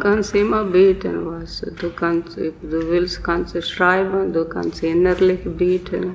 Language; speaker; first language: German; non-native, learner; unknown